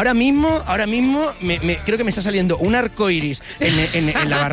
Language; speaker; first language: Spanish; native; Spanish